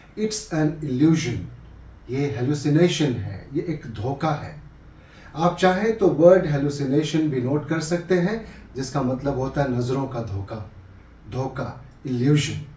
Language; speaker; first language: Hindi; native; Hindi